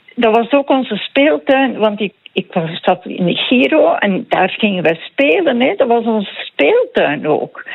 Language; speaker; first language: Dutch; native; Dutch